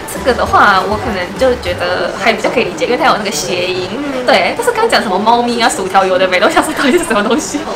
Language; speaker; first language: Chinese; non-native, fluent; Japanese